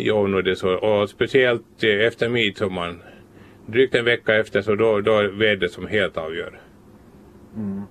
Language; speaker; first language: Swedish; native; Swedish